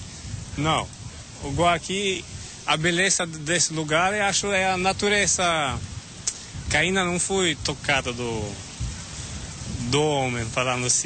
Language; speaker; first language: Portuguese; non-native, fluent; Swedish